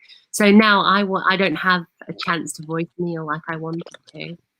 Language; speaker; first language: English; native; English